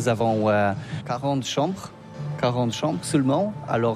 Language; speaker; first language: French; non-native, learner; Polish